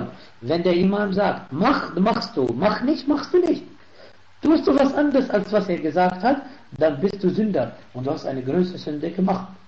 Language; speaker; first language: German; non-native, fluent; Arabic